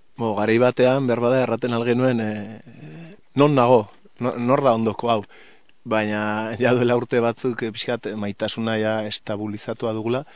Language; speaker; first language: Basque; non-native, local second language; Spanish